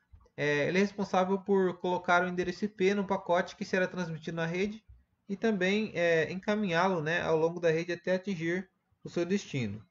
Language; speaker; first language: Portuguese; native; Portuguese